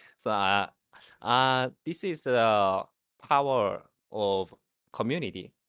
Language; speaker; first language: English; non-native, learner; Korean